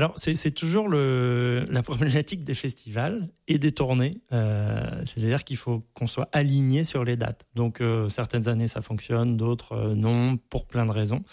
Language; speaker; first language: French; native; French